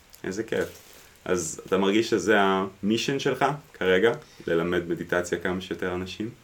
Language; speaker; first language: Hebrew; native; Hebrew